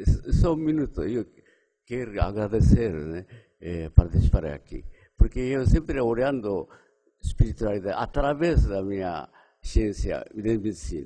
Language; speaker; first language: Portuguese; non-native, learner; Japanese